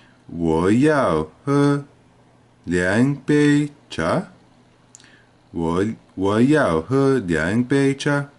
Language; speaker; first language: Chinese; non-native, learner; English